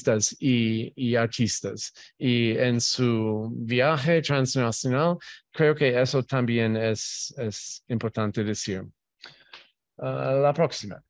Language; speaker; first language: Spanish; non-native, fluent; English